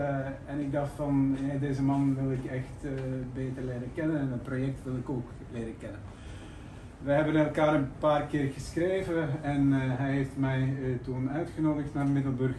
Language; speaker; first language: Dutch; non-native, fluent; Norwegian